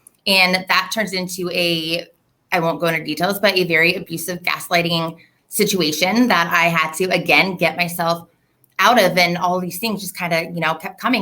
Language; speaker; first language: English; native; English